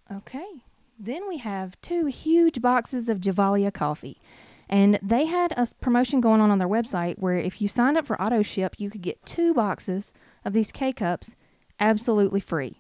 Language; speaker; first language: English; native; English